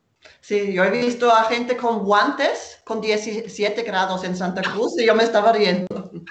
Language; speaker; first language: Spanish; non-native, fluent; German